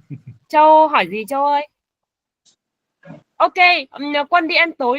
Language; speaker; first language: Vietnamese; native; Vietnamese